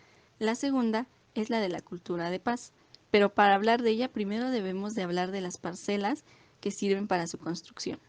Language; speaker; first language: Spanish; native; Spanish